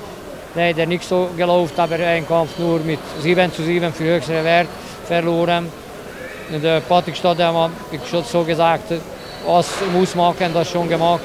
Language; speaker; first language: German; non-native, learner; Hungarian